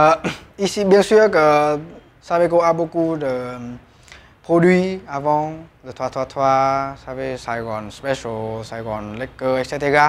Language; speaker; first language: French; non-native, learner; Vietnamese